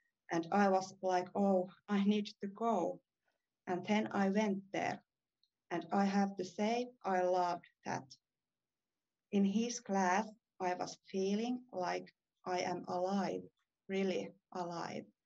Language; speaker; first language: English; non-native, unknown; Finnish